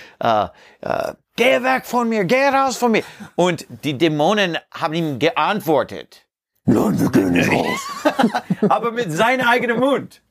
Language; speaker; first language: German; non-native, learner; English